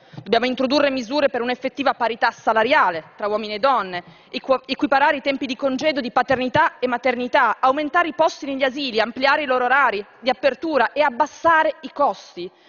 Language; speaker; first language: Italian; native; Italian